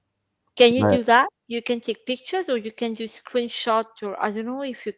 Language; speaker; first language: English; non-native, fluent; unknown